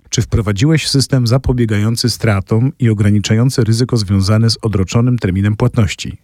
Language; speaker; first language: Polish; native; Polish